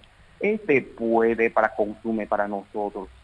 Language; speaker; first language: Spanish; non-native, learner; Chinese